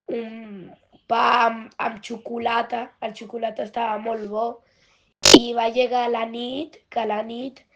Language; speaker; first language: Catalan; non-native, local second language; Spanish